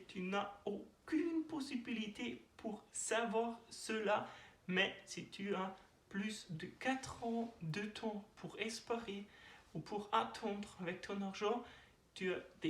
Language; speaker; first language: French; non-native, learner; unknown